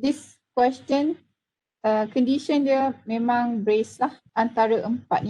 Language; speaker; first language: Malay; native; Malay